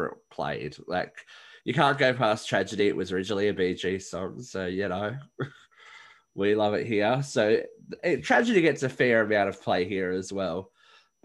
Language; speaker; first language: English; native; English